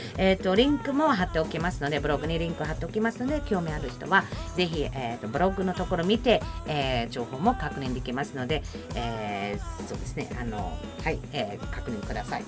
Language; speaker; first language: Japanese; non-native, fluent; German